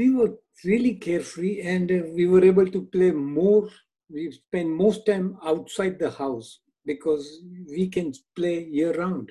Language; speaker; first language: English; non-native, local second language; Gujarati